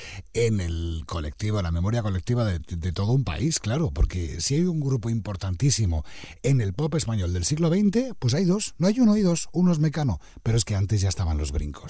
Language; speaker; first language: Spanish; native; Spanish